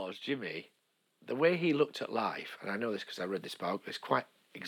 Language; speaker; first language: English; native; English